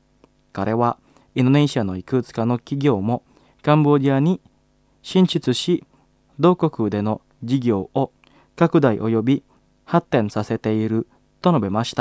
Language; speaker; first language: Japanese; non-native, fluent; Indonesian